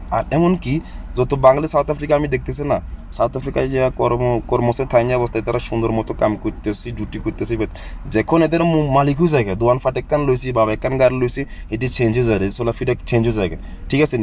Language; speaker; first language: Bangla; non-native, fluent; Zulu